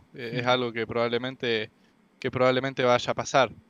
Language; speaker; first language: Spanish; native; Spanish